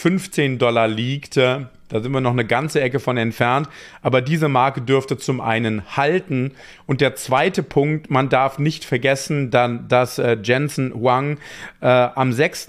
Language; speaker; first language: German; native; German